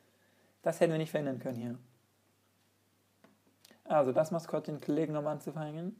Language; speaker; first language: German; native; German